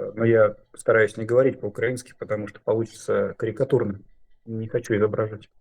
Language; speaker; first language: Russian; native; Russian